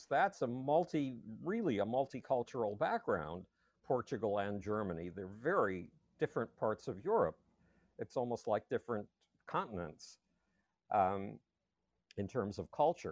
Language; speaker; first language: English; native; English